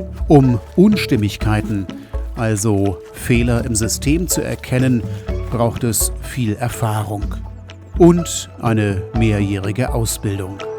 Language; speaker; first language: German; native; German